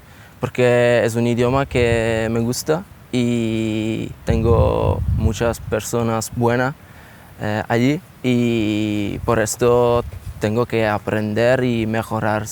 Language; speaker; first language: Spanish; non-native, learner; Italian